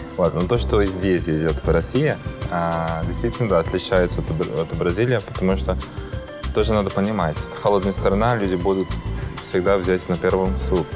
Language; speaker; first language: Russian; non-native, fluent; Portuguese